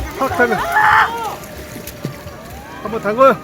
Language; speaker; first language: Korean; native; Korean